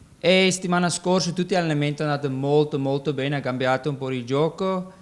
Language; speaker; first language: Italian; non-native, learner; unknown